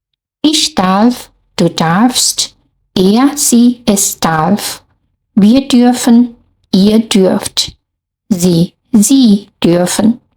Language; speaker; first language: German; non-native, fluent; Chinese